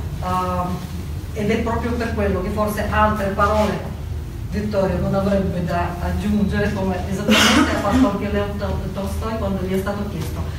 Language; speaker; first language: Italian; non-native, fluent; Russian